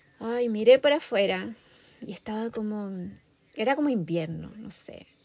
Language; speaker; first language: Spanish; native; Spanish